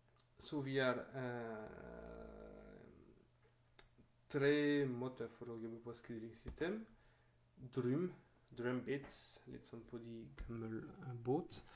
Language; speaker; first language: Norwegian; non-native, fluent; French